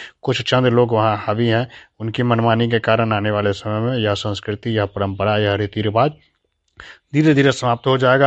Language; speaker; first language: Hindi; native; Hindi